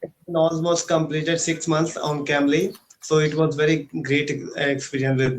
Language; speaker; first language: English; non-native, learner; Hindi